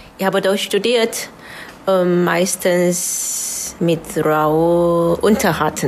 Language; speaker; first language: German; non-native, learner; Chinese